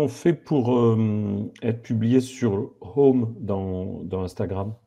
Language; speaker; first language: French; native; French